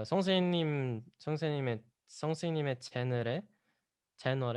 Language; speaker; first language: Korean; non-native, learner; Indonesian